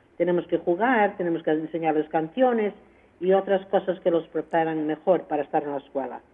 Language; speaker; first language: Spanish; early bilingual, heritage; Spanish